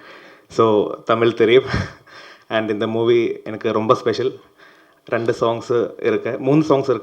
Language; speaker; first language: Tamil; non-native, learner; Malayalam